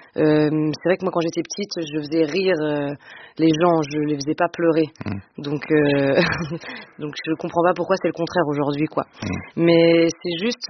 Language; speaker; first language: French; non-native, local second language; Dutch